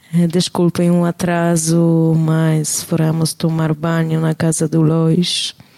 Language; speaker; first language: Portuguese; non-native, fluent; Polish